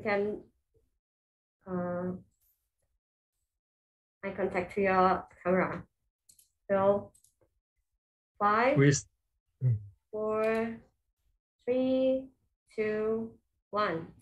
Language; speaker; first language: English; non-native, fluent; Thai